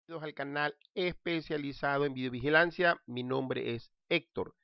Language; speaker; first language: Spanish; native; Spanish